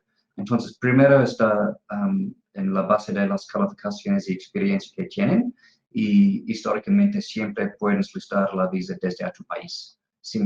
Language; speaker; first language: Spanish; non-native, fluent; English